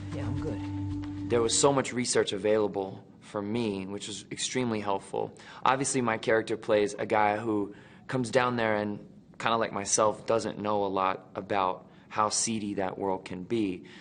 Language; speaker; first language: English; native; English